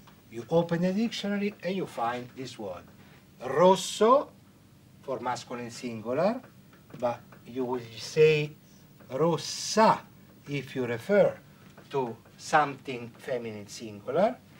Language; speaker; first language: English; non-native, fluent; Italian